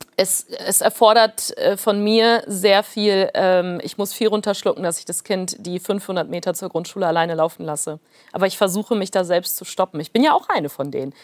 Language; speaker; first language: German; early bilingual, other home language; Plautdietsch